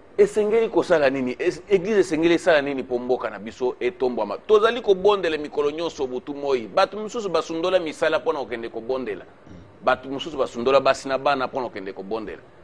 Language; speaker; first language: Lingala; native; Lingala